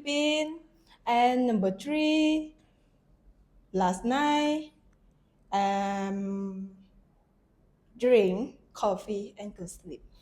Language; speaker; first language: English; non-native, learner; Thai